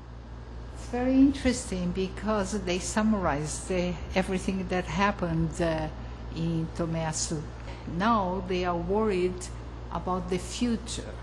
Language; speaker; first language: English; non-native, fluent; Portuguese